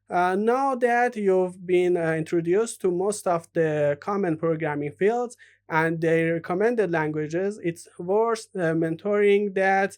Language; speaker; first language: English; non-native, fluent; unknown